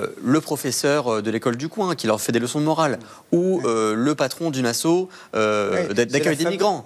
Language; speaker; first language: French; native; French